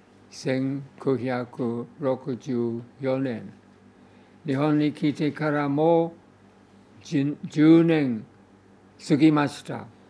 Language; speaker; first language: Japanese; non-native, fluent; English